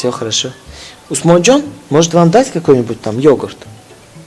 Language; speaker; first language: Russian; non-native, local second language; Tajik